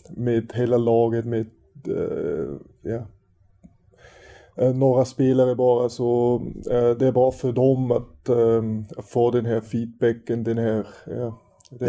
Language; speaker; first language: Swedish; non-native, fluent; German